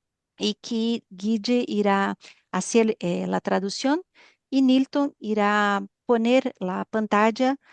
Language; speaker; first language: Spanish; non-native, learner; Portuguese